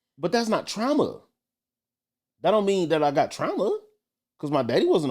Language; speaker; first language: English; native; English